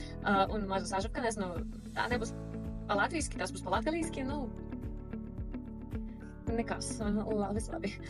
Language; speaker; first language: Latvian; early bilingual, heritage; Russian